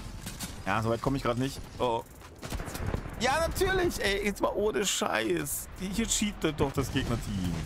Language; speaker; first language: German; native; German